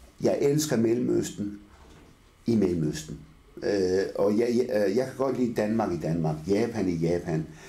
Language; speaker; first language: Danish; early bilingual, other home language; Arabic